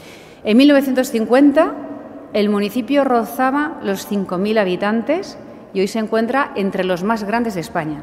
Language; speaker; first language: Spanish; native; Spanish